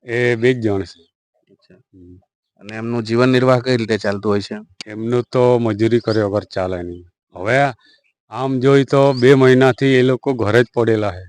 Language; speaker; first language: Gujarati; native; Gujarati